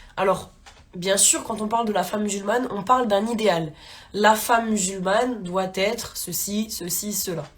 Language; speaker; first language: French; native; French